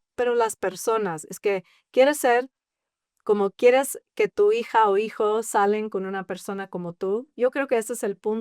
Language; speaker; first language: Spanish; early bilingual, heritage; English